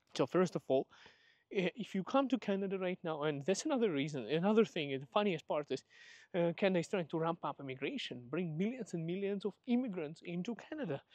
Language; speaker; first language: English; non-native, fluent; Russian